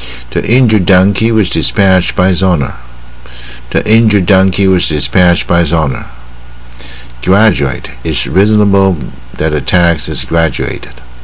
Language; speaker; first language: English; non-native, fluent; Chinese